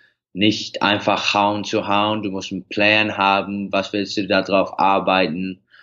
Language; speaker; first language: German; early bilingual, heritage; English